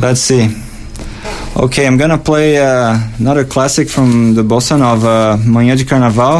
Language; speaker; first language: English; non-native, fluent; Portuguese